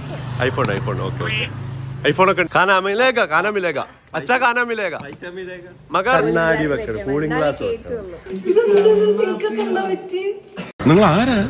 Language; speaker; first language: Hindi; non-native, local second language; Malayalam